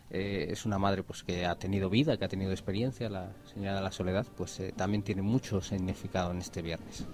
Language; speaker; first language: Spanish; native; Spanish